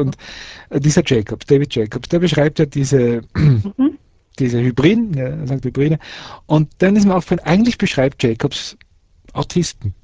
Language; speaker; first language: German; early bilingual, other home language; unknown